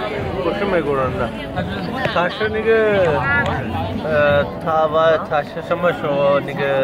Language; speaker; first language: Chinese; non-native, learner; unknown